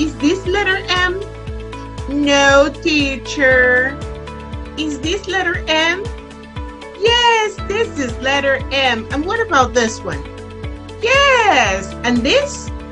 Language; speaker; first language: English; non-native, fluent; Spanish